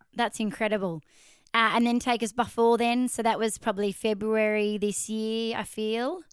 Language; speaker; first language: English; native; English